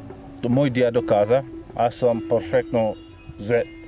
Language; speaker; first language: Bulgarian; non-native, learner; Swahili